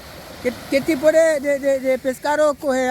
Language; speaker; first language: Spanish; non-native, learner; English